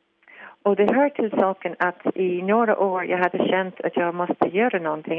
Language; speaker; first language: Swedish; non-native, fluent; English